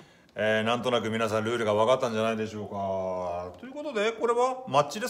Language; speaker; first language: Japanese; native; Japanese